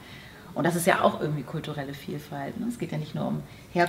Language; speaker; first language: German; native; German